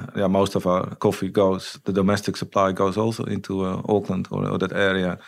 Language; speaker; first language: English; non-native, fluent; Dutch